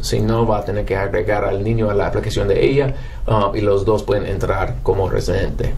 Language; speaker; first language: Spanish; non-native, fluent; English